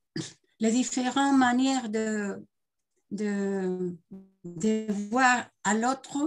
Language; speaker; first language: French; non-native, learner; Spanish